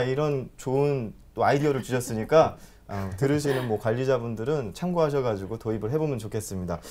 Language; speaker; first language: Korean; native; Korean